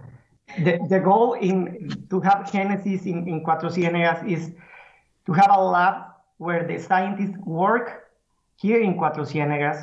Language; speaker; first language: English; non-native, fluent; Spanish